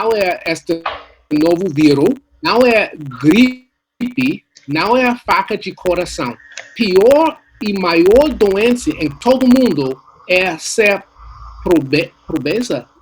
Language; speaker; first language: Portuguese; non-native, learner; English